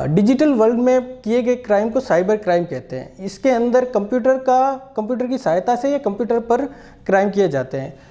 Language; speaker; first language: Hindi; native; Hindi